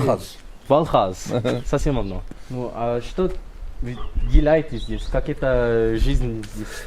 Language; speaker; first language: Russian; non-native, learner; English